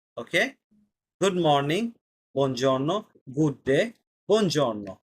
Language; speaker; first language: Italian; non-native, fluent; Bangla